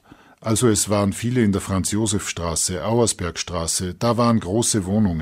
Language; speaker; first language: German; native; German